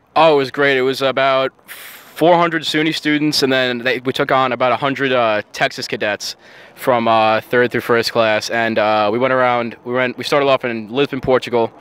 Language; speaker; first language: English; native; English